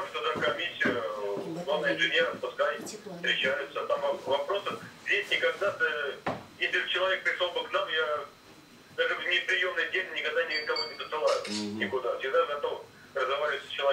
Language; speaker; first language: Russian; native; Russian